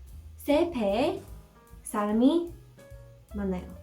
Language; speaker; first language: Korean; non-native, learner; English